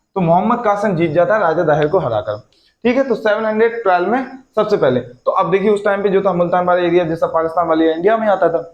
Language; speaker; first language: Hindi; native; Hindi